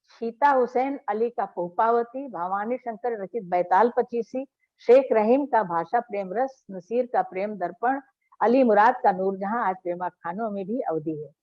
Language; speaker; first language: Hindi; native; Hindi